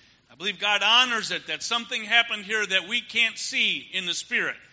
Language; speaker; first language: English; native; English